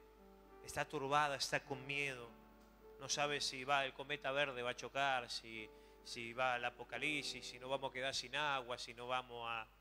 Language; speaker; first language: Spanish; native; Spanish